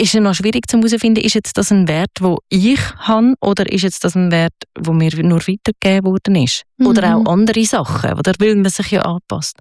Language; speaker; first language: German; native; German